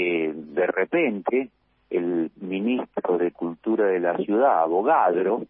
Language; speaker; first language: Spanish; native; Spanish